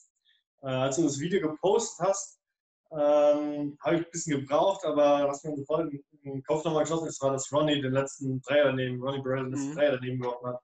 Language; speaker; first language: German; native; German